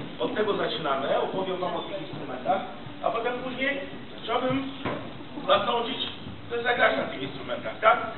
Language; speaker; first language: Polish; non-native, fluent; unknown